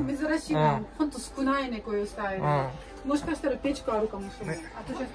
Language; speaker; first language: Japanese; non-native, learner; Russian